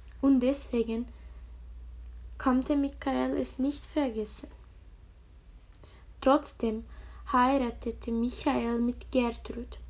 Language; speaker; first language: German; non-native, learner; Spanish